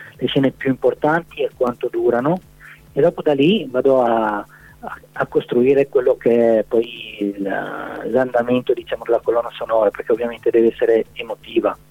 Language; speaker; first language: Italian; native; Italian